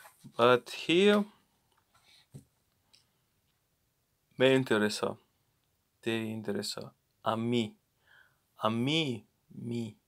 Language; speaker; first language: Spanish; non-native, learner; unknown